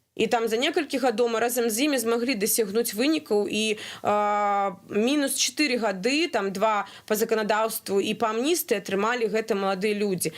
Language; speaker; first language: Belarusian; non-native, local second language; Russian